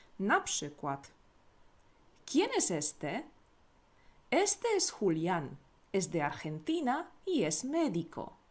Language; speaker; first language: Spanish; non-native, fluent; Polish